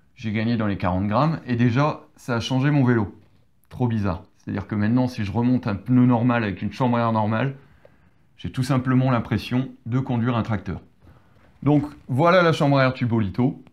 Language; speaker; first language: French; native; French